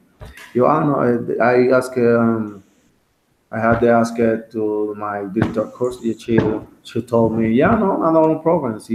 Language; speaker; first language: English; non-native, learner; Spanish